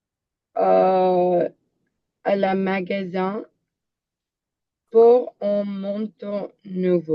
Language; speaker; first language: French; non-native, learner; English